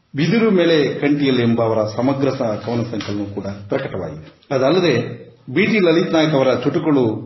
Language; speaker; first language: Kannada; native; Kannada